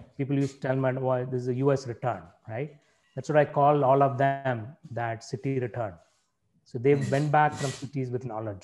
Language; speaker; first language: English; non-native, local second language; Tamil